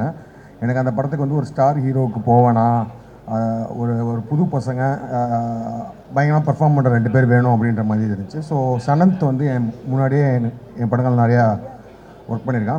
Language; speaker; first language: Tamil; native; Tamil